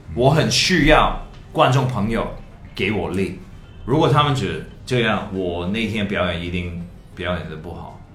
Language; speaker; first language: Chinese; non-native, fluent; Cantonese